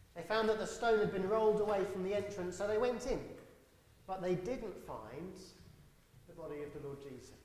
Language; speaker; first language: English; native; English